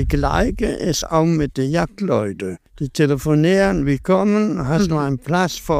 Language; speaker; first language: German; non-native, learner; Danish